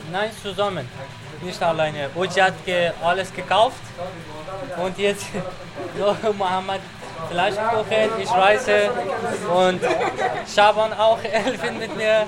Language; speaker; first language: German; non-native, learner; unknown